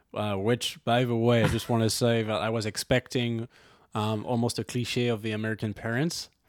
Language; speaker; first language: English; non-native, fluent; French